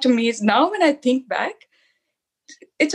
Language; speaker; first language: English; non-native, local second language; Hindi